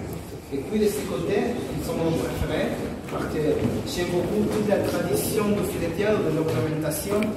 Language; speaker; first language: French; non-native, fluent; Spanish